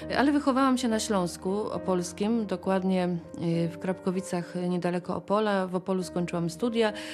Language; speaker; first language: Polish; native; Polish